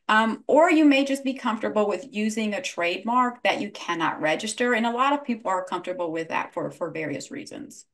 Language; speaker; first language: English; native; English